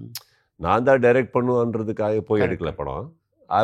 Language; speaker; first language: Tamil; non-native, local second language; Kannada